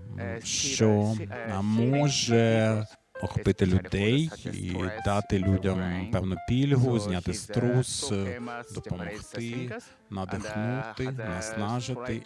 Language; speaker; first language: Ukrainian; non-native, fluent; Japanese